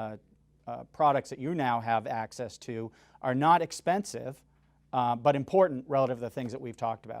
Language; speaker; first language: English; native; English